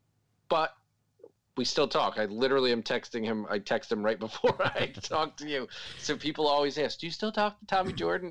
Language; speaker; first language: English; native; English